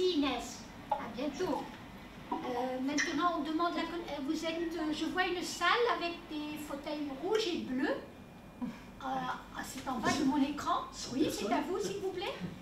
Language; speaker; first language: French; native; French